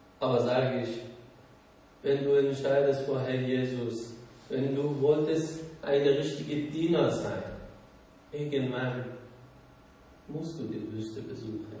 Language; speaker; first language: German; non-native, learner; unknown